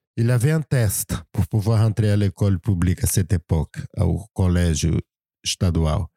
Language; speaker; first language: French; non-native, fluent; Portuguese